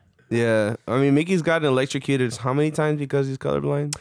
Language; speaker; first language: English; early bilingual, other home language; Spanish